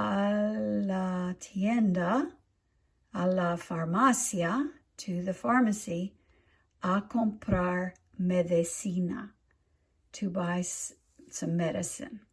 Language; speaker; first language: Spanish; non-native, fluent; English